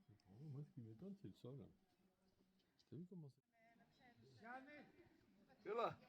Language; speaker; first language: French; native; French